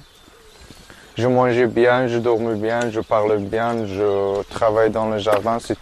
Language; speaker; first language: French; non-native, learner; Persian